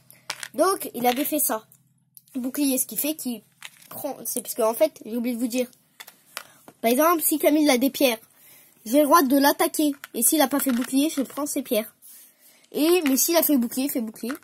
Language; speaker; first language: French; native; French